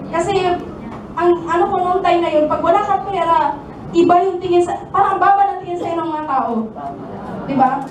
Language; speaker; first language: Filipino; non-native, local second language; Cebuano